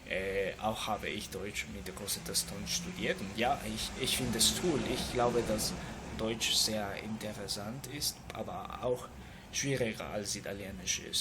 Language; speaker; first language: German; non-native, learner; Spanish